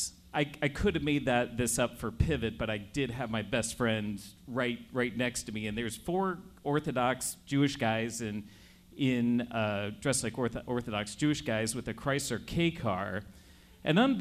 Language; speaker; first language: English; native; English